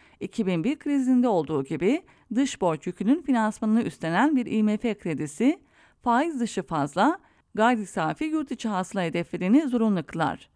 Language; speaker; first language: Turkish; native; Turkish